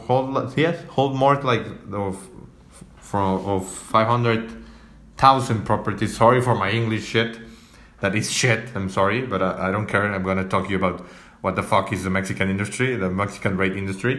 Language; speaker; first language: English; non-native, fluent; Spanish